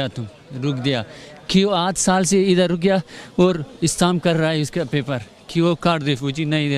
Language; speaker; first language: Hindi; non-native, learner; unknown